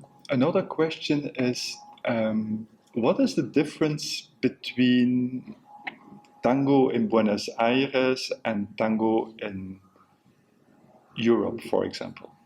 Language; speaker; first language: English; non-native, fluent; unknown